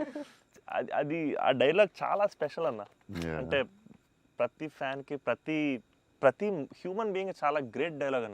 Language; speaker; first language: Telugu; native; Telugu